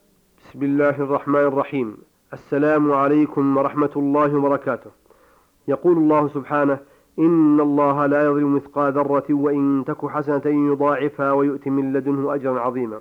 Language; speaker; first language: Arabic; native; Arabic